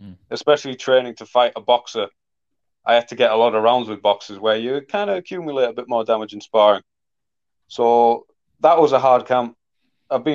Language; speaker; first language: English; native; English